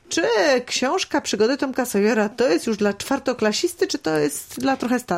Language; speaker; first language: Polish; native; Polish